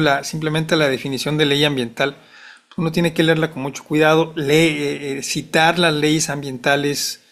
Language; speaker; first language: Spanish; native; Spanish